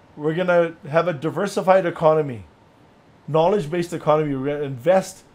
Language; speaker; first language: English; native; English